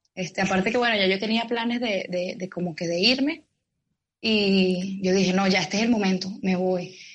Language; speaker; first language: Spanish; native; Spanish